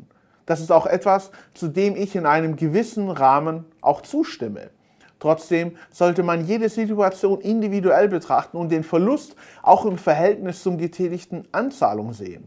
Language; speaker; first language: German; native; German